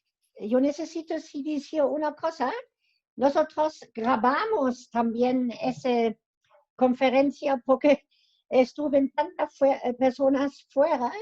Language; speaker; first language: Spanish; non-native, fluent; German